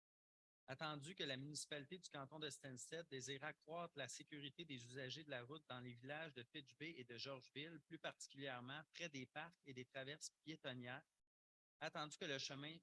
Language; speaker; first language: French; native; French